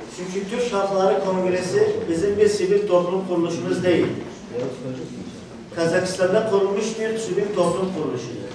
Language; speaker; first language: Turkish; native; Turkish